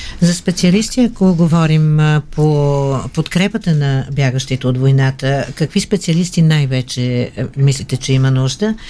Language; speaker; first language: Bulgarian; native; Bulgarian